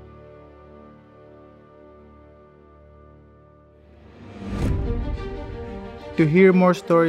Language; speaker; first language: English; non-native, fluent; Spanish